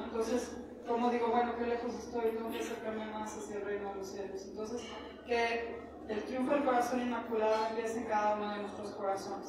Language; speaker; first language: Spanish; native; Spanish